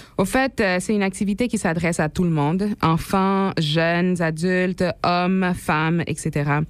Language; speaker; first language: French; non-native, local second language; Haitian Creole